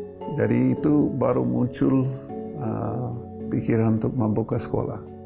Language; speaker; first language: Indonesian; non-native, fluent; English